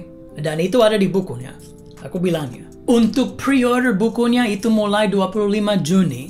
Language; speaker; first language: Indonesian; non-native, fluent; English